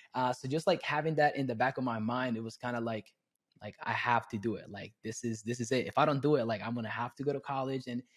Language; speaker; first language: English; early bilingual, other home language; Spanish